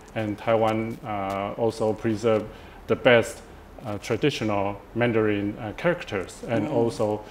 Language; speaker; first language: English; non-native, fluent; Chinese